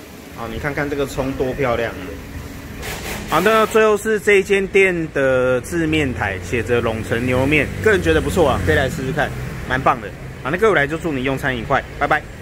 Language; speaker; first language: Chinese; native; Chinese